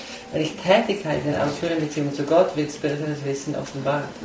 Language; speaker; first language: German; native; German